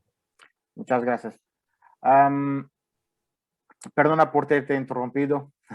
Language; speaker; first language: Spanish; non-native, fluent; Portuguese